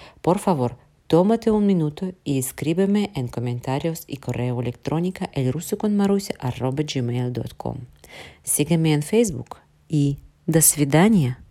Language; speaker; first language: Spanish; non-native, fluent; Russian